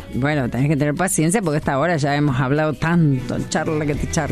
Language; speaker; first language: Spanish; native; Spanish